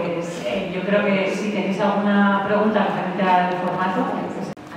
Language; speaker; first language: Spanish; native; Spanish